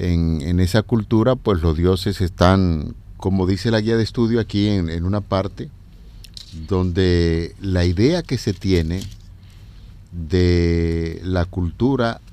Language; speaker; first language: Spanish; native; Spanish